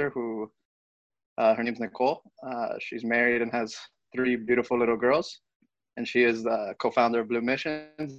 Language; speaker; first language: English; native; English